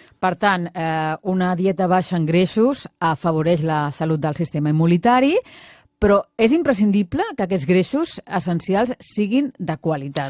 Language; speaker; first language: Catalan; native; Catalan